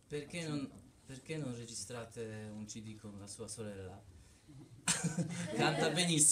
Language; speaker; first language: Italian; non-native, learner; Polish